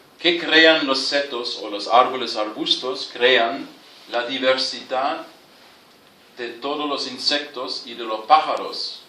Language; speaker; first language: Spanish; non-native, fluent; German